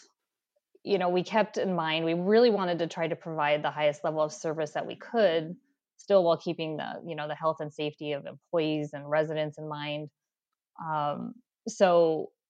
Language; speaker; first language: English; native; English